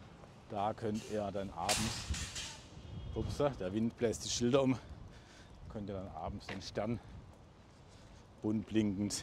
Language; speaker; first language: German; native; German